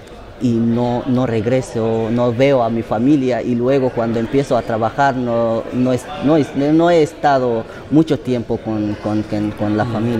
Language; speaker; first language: Spanish; non-native, fluent; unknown